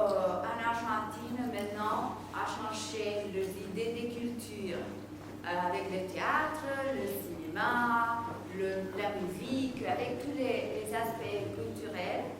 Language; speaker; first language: French; non-native, fluent; Spanish